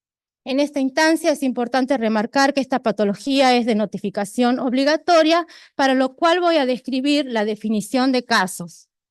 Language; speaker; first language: Spanish; native; Spanish